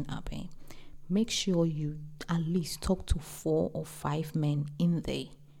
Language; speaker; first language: English; non-native, local second language; Akan